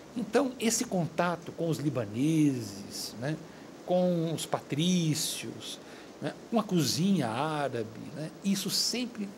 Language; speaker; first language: Portuguese; native; Portuguese